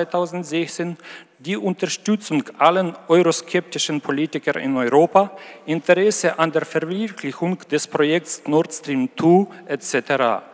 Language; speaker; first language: German; non-native, fluent; Ukrainian